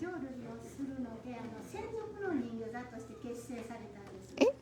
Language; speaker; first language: Japanese; native; Japanese